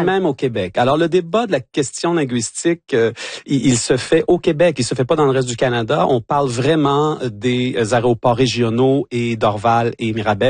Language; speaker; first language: French; native; French